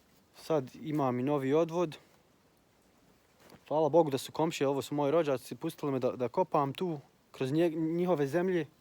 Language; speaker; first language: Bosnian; early bilingual, heritage; Croatian